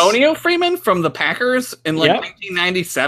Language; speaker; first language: English; native; English